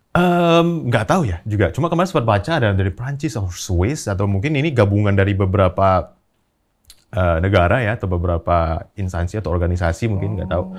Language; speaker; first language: Indonesian; native; Indonesian